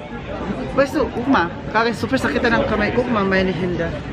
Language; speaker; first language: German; non-native, learner; Filipino